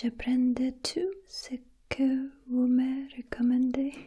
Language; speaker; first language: French; non-native, learner; Russian